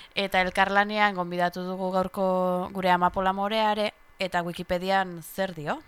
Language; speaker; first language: Basque; native; Basque